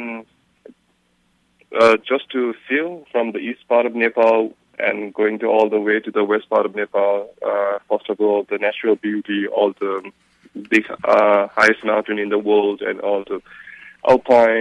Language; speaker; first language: English; non-native, local second language; Eastern Tamang